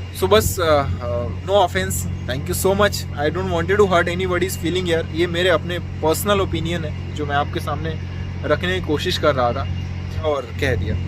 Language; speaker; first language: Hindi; non-native, local second language; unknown